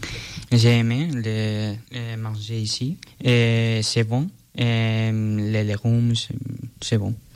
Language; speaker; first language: French; non-native, learner; Spanish